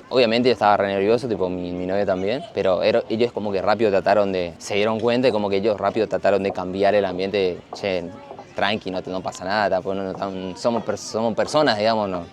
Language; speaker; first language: Spanish; native; Spanish